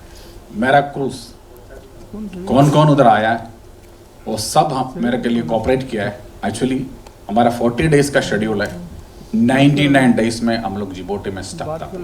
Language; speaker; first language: Hindi; non-native, local second language; Malayalam